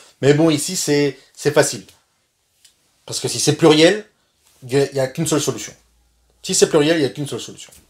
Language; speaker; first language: French; non-native, fluent; Spanish